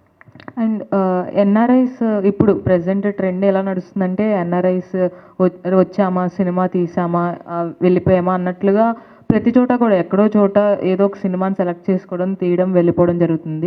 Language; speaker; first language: Telugu; native; Telugu